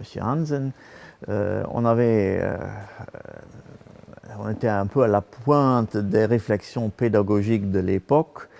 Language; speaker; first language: French; non-native, local second language; Luxembourgish